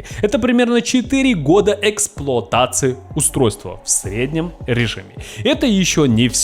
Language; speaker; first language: Russian; native; Russian